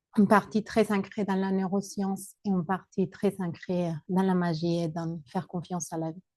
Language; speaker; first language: French; non-native, fluent; Spanish